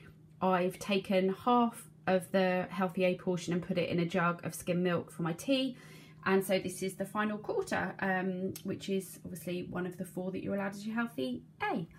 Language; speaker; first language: English; native; English